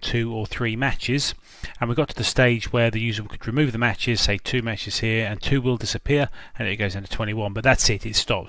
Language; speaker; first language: English; native; English